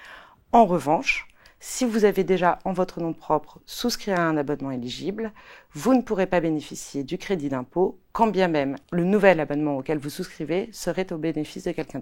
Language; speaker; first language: French; native; French